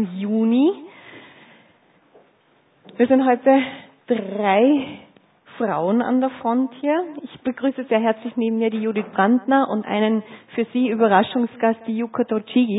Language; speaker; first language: German; native; German